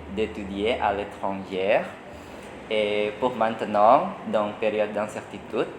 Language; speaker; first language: French; non-native, learner; Indonesian